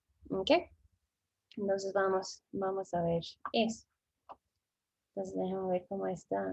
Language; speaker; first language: Spanish; non-native, fluent; English